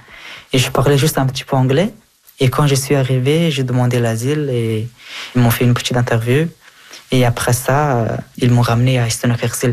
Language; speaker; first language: French; early bilingual, other home language; Persian